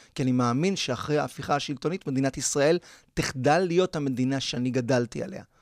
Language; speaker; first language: Hebrew; early bilingual, other home language; Spanish